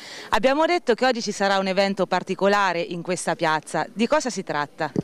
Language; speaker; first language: Italian; native; Italian